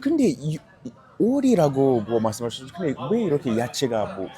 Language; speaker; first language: Korean; non-native, fluent; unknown